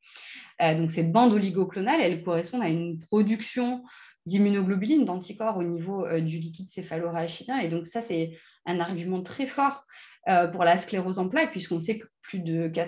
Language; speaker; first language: French; native; French